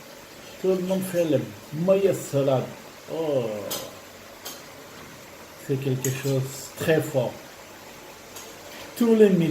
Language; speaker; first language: French; non-native, learner; Urdu